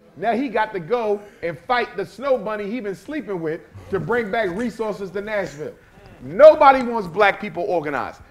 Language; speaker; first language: English; native; English